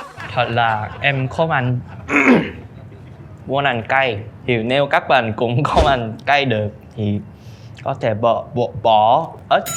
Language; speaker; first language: Vietnamese; non-native, learner; Korean